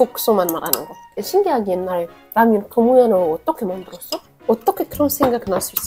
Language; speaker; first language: Korean; non-native, fluent; Arabic